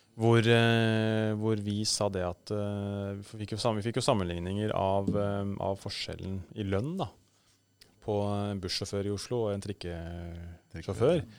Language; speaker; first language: Norwegian; native; Norwegian